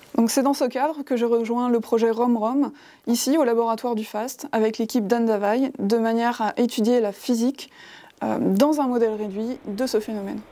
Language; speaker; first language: French; non-native, fluent; German